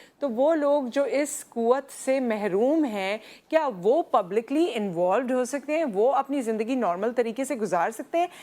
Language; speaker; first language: Urdu; native; Urdu